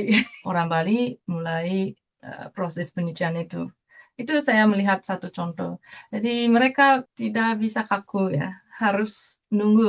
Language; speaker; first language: Indonesian; non-native, fluent; Japanese